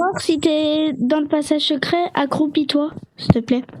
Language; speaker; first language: French; native; French